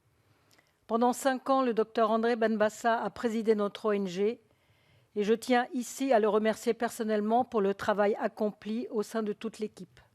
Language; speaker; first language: French; native; French